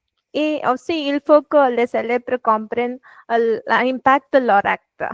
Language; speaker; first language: French; non-native, learner; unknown